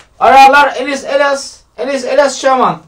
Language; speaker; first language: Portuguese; non-native, learner; Turkish